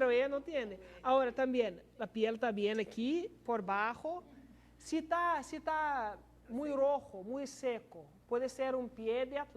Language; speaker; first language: Spanish; non-native, learner; English